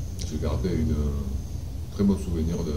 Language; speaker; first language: French; non-native, fluent; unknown